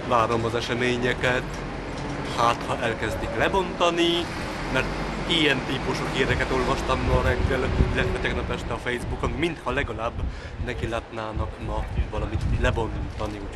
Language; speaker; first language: Hungarian; non-native, fluent; Polish